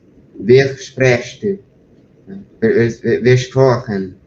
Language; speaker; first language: German; non-native, learner; Portuguese